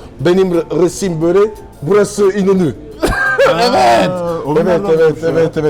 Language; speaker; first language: Turkish; non-native, learner; French